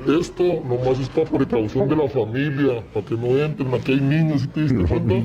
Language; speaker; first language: Spanish; native; Spanish